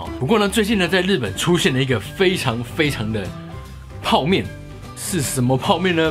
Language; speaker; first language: Chinese; native; Chinese